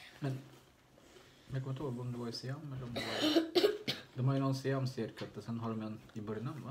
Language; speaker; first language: Swedish; native; Swedish